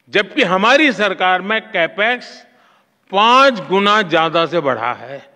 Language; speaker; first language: Hindi; non-native, local second language; Gujarati